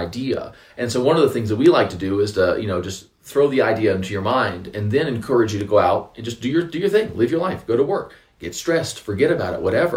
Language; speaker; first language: English; native; English